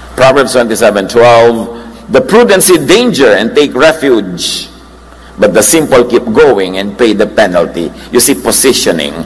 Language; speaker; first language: English; non-native, local second language; Filipino